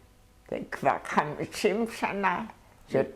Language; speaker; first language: Hebrew; non-native, fluent; German